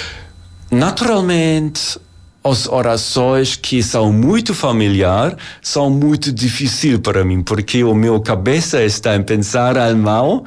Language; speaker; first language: Portuguese; non-native, learner; German